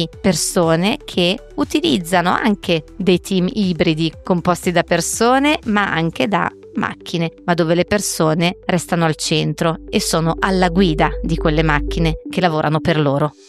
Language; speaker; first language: Italian; native; Italian